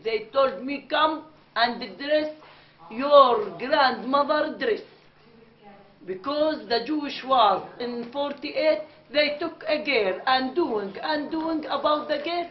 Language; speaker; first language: English; non-native, learner; Arabic